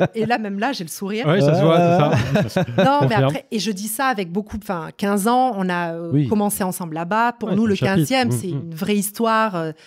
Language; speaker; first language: French; native; French